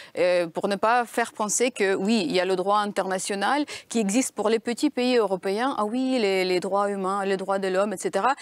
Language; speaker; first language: French; non-native, fluent; Ukrainian